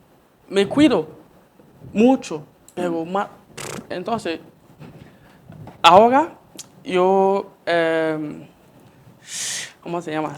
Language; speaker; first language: Spanish; non-native, learner; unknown